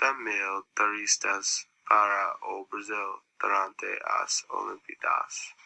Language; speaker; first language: Portuguese; non-native, learner; English